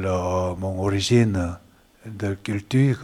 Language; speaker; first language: French; non-native, learner; Korean